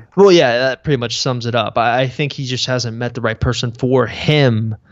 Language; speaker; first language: English; native; English